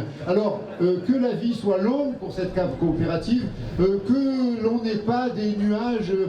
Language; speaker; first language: French; native; French